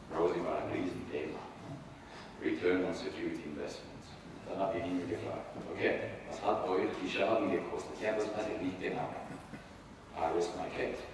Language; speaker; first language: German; non-native, fluent; Italian